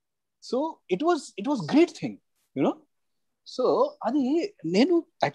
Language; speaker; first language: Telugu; non-native, local second language; Hindi